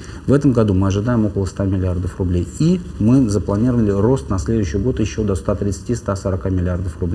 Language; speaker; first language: Russian; native; Russian